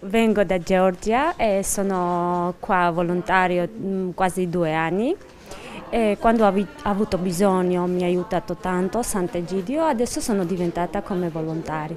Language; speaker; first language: Italian; non-native, learner; Georgian